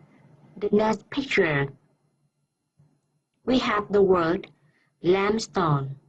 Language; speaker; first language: English; non-native, fluent; Vietnamese